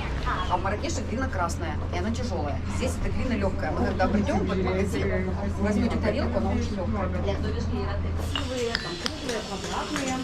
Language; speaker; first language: Russian; native; Russian